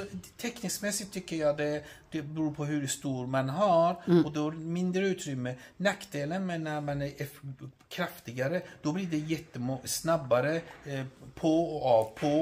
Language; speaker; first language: Swedish; non-native, fluent; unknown